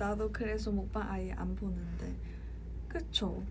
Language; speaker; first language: Korean; non-native, fluent; Cantonese